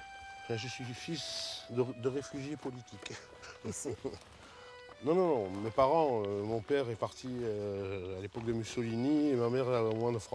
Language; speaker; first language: French; early bilingual, other home language; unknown